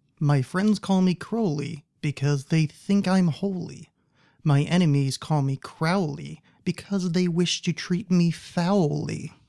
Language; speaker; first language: English; native; English